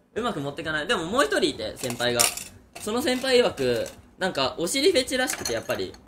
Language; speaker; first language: Japanese; native; Japanese